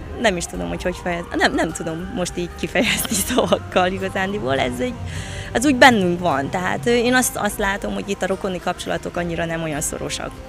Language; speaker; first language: Hungarian; early bilingual, other home language; Vietnamese